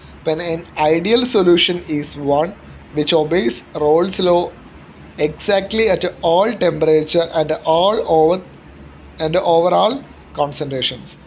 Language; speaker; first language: English; non-native, local second language; Malayalam